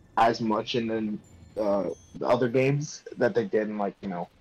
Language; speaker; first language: English; native; English